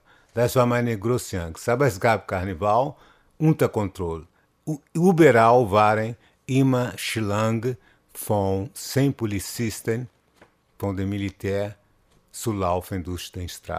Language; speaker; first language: German; non-native, fluent; Portuguese